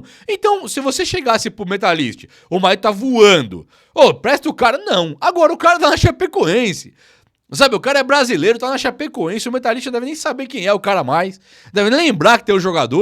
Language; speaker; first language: Portuguese; native; Portuguese